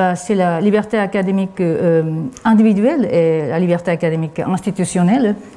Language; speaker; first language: French; non-native, fluent; Japanese